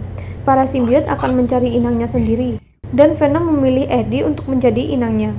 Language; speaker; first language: Indonesian; native; Indonesian